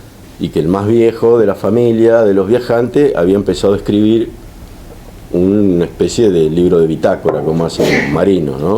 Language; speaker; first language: Spanish; native; Spanish